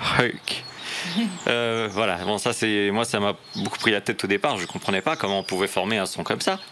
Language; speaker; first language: French; native; French